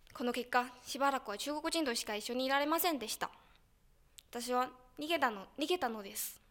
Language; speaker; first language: Japanese; non-native, fluent; Chinese